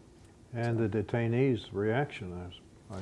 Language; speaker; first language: English; native; English